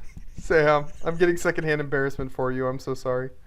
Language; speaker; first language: English; native; English